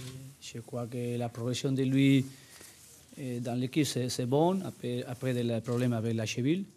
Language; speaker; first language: French; non-native, learner; Spanish